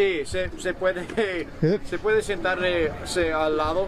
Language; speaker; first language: Spanish; non-native, fluent; English